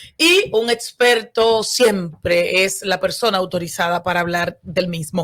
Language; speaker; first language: Spanish; native; Spanish